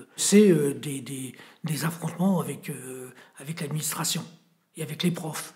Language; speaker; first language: French; native; French